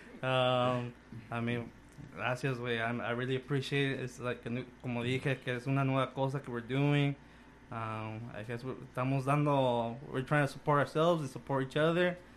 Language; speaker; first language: English; early bilingual, other home language; Spanish